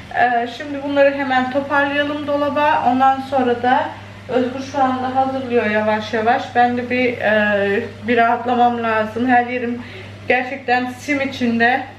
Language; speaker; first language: Turkish; native; Turkish